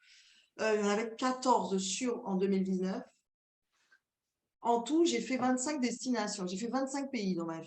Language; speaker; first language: French; native; French